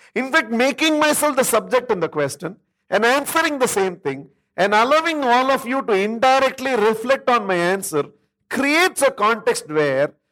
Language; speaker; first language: English; non-native, local second language; Tamil